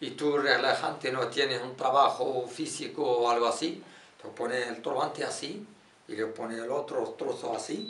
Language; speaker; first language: Spanish; non-native, learner; Arabic